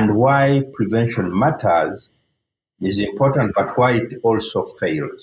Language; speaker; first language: English; non-native, local second language; Ganda